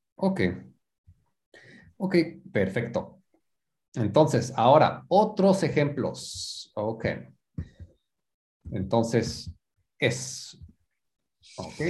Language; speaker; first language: Spanish; native; Spanish